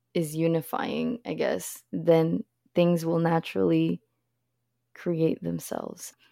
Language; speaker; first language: English; early bilingual, other home language; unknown